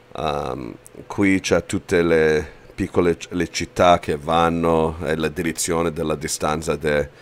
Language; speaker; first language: Italian; early bilingual, heritage; Italian